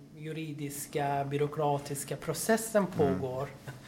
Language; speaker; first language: Swedish; non-native, fluent; Persian